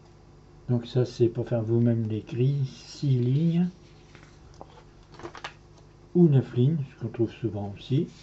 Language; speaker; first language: French; native; French